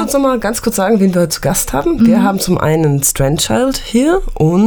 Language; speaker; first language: German; native; German